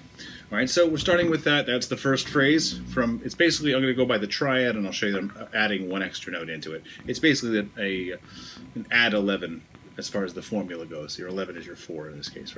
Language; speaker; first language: English; native; English